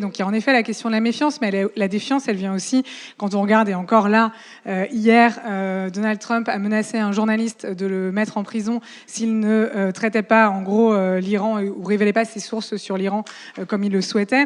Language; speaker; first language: French; native; French